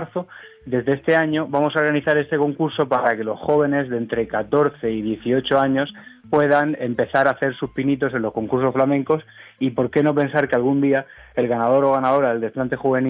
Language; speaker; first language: Spanish; native; Spanish